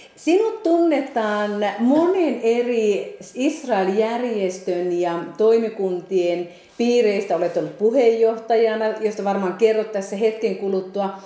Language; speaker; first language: Finnish; native; Finnish